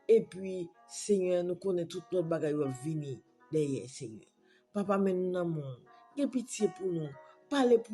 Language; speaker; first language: French; non-native, local second language; Haitian Creole